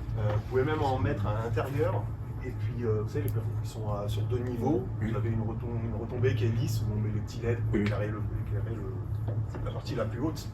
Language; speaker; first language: French; native; French